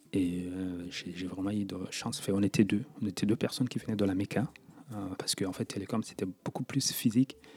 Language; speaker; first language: French; non-native, local second language; Kinyarwanda